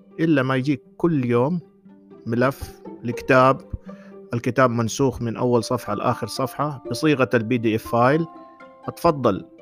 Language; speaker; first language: Arabic; native; Arabic